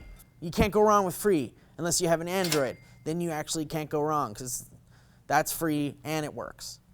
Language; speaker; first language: English; native; English